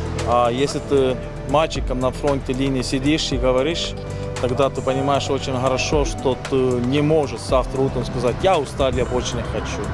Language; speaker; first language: Russian; non-native, learner; Estonian